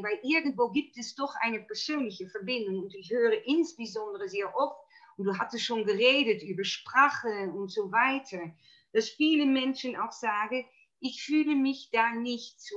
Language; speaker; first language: German; non-native, fluent; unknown